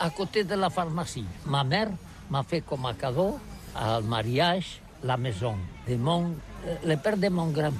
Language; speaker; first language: French; non-native, learner; Catalan